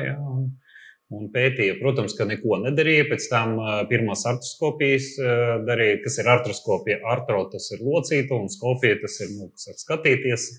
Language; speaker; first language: Latvian; non-native, local second language; Russian